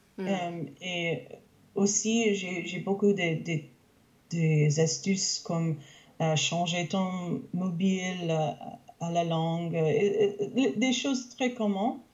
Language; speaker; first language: French; non-native, fluent; English